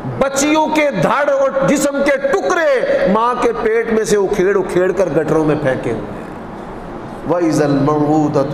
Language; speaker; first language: Urdu; non-native, local second language; Punjabi